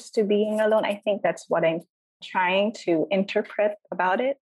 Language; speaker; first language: English; non-native, local second language; Filipino